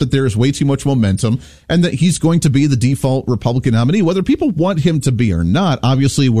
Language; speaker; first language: English; native; English